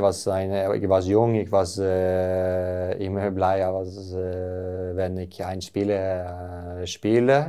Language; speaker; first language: German; non-native, learner; Norwegian